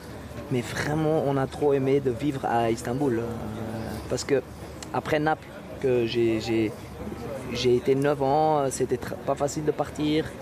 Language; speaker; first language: French; non-native, local second language; Dutch